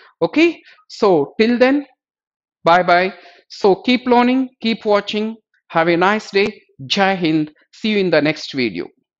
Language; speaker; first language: English; non-native, local second language; Telugu